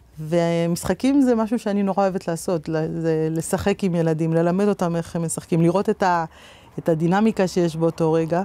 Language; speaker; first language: Hebrew; native; Hebrew